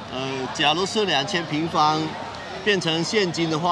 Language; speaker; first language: Chinese; native; Chinese